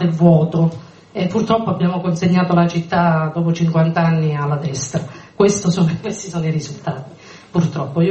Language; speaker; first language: Italian; native; Italian